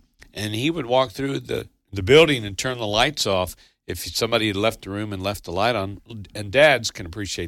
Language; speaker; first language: English; native; English